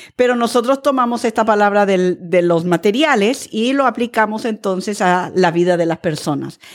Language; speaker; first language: Spanish; early bilingual, other home language; English